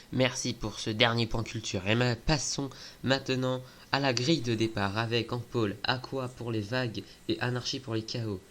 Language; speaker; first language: French; native; French